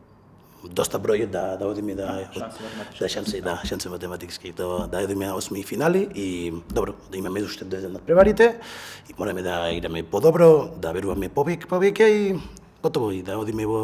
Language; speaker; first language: Macedonian; non-native, learner; Spanish